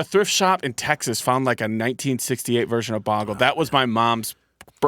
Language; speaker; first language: English; native; English